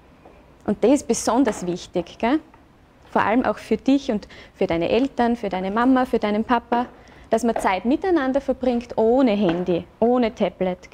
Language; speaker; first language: German; native; German